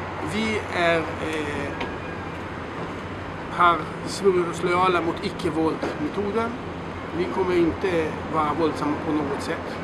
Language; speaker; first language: Swedish; non-native, fluent; Hebrew